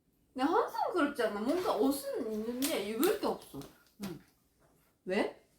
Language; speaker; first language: Korean; non-native, fluent; Japanese